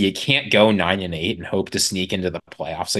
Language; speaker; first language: English; native; English